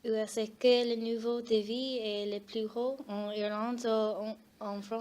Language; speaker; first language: French; non-native, learner; English